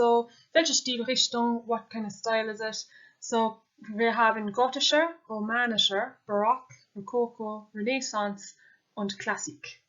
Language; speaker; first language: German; non-native, fluent; English